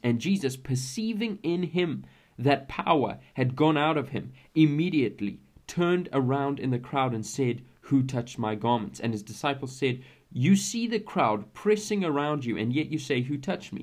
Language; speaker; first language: English; native; English